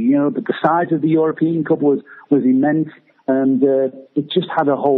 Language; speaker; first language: English; native; English